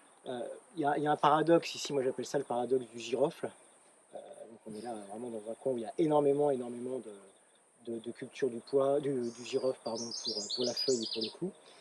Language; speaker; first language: French; native; French